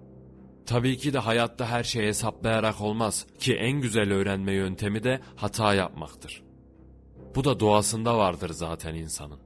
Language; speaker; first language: Turkish; native; Turkish